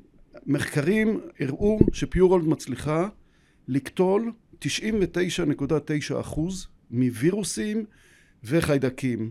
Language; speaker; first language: Hebrew; native; Hebrew